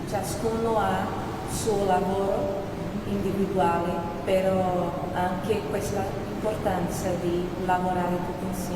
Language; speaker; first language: Italian; non-native, fluent; Portuguese